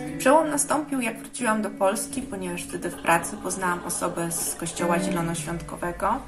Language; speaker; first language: Polish; early bilingual, heritage; Polish